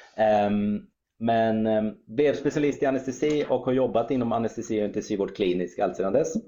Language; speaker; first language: Swedish; early bilingual, other home language; German